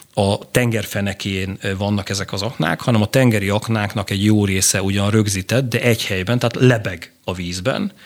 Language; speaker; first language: Hungarian; native; Hungarian